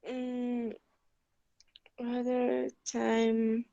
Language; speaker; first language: English; non-native, learner; Spanish